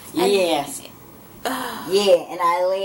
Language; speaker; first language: English; native; English